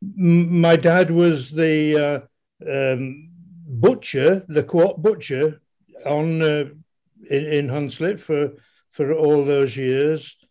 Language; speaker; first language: English; native; English